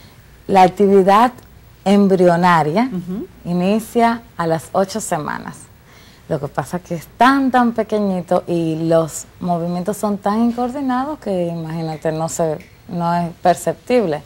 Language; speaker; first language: Spanish; native; Spanish